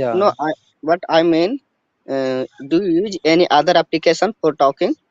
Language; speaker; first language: English; non-native, learner; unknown